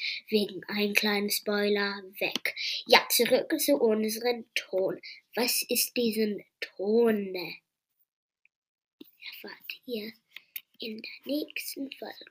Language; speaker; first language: German; non-native, learner; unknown